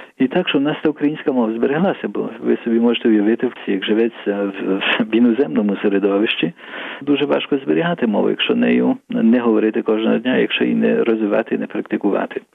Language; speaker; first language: Ukrainian; early bilingual, heritage; Ukrainian